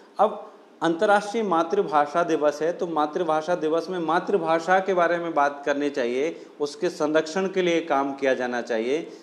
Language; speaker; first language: Hindi; non-native, local second language; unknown